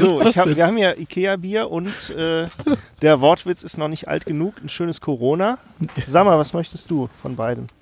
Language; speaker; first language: German; native; German